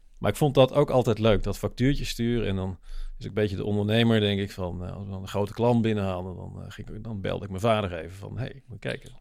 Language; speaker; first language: Dutch; native; Dutch